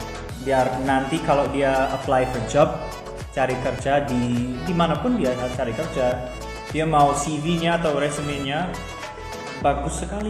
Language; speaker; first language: Indonesian; non-native, fluent; English